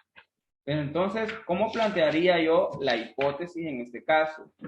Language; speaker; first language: Spanish; native; Spanish